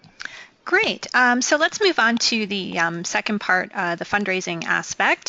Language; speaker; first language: English; native; English